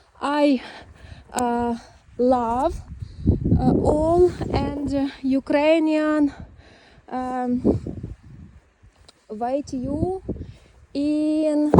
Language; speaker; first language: English; non-native, learner; Ukrainian